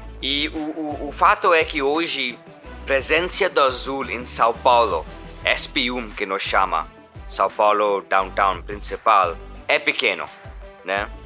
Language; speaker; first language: Portuguese; non-native, learner; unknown